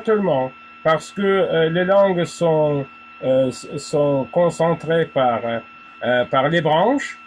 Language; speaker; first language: French; non-native, fluent; Russian